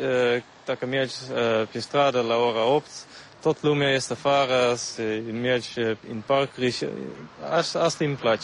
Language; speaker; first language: Romanian; non-native, learner; Dutch